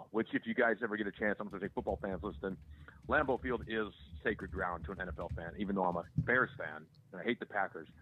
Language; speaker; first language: English; native; English